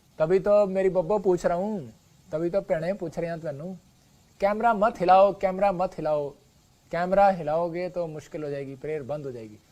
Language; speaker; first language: Hindi; non-native, local second language; Punjabi